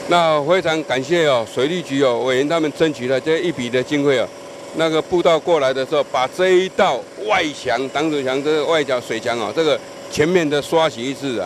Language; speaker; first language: Chinese; native; Chinese